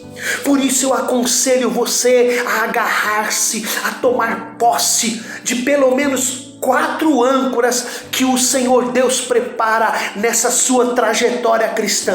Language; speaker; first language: Portuguese; native; Portuguese